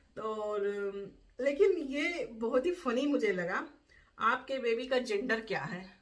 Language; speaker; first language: Hindi; native; Hindi